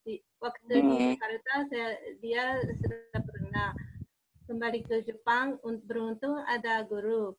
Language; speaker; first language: Indonesian; non-native, learner; Japanese